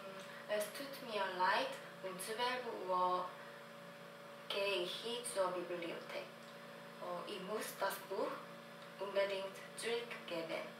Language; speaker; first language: German; non-native, learner; Korean